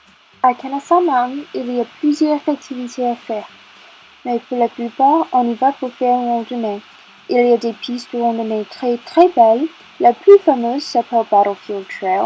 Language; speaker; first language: French; non-native, learner; English